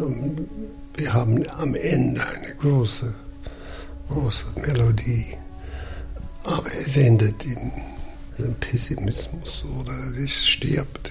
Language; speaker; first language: German; non-native, fluent; English